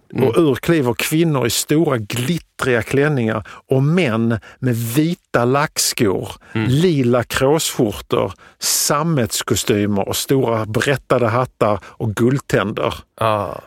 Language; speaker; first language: Swedish; native; Swedish